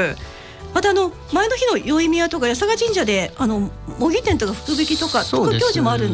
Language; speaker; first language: Japanese; native; Japanese